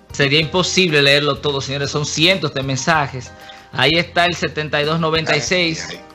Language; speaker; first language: Spanish; native; Spanish